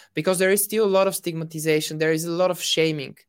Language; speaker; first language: English; non-native, fluent; Bulgarian